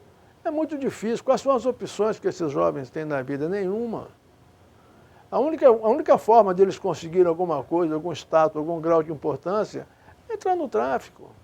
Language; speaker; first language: Portuguese; native; Portuguese